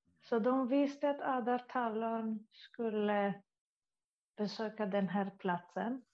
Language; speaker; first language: Swedish; non-native, fluent; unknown